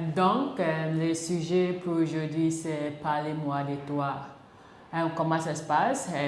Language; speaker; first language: French; non-native, learner; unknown